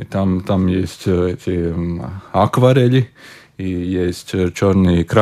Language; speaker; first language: Russian; non-native, local second language; Latvian